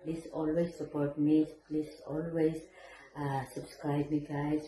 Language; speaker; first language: English; non-native, local second language; Filipino